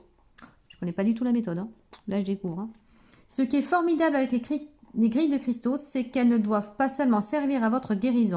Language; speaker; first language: French; native; French